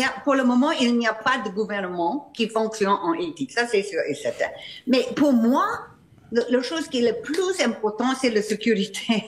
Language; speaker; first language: French; non-native, fluent; English